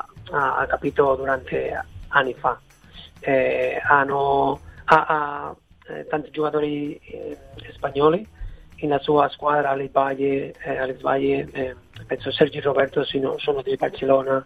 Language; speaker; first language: Italian; non-native, fluent; Spanish